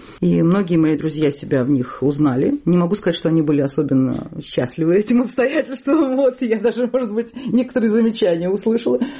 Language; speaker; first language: Russian; native; Russian